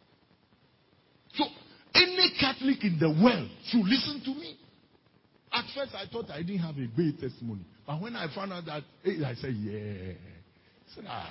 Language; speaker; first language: English; non-native, local second language; Ewe